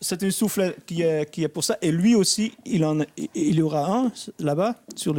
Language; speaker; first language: French; non-native, fluent; Dutch